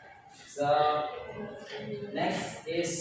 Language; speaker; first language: English; non-native, learner; Indonesian